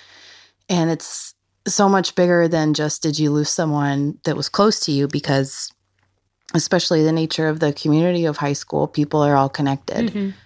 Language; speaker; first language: English; native; English